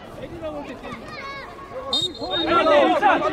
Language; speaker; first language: Korean; native; Korean